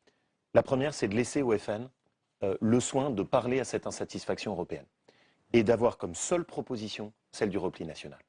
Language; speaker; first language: French; native; French